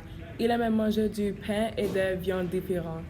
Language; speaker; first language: French; non-native, learner; English